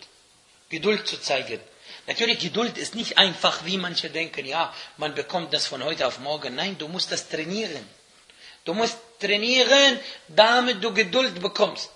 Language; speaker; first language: German; non-native, fluent; Arabic